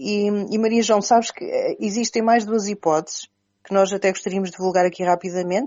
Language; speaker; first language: Portuguese; native; Portuguese